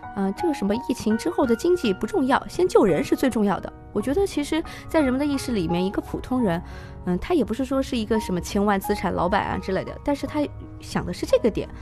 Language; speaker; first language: Chinese; native; Chinese